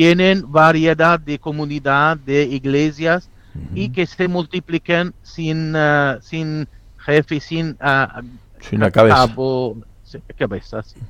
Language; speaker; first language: Spanish; non-native, fluent; Italian